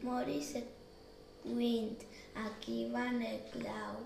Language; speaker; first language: Welsh; non-native, learner; Spanish